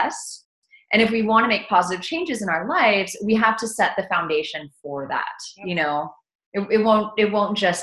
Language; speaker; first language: English; native; English